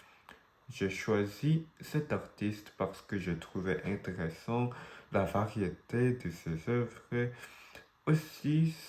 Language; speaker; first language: French; non-native, learner; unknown